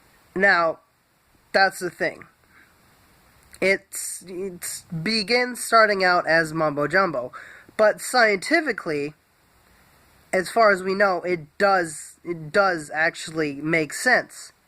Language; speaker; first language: English; native; English